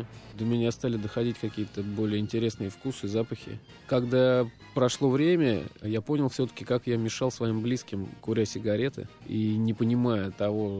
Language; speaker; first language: Russian; native; Russian